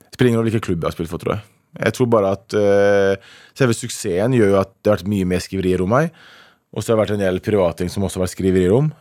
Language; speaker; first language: Norwegian; native; Norwegian